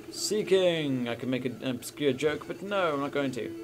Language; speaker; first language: English; native; English